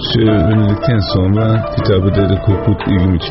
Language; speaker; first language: Turkish; non-native, fluent; Dutch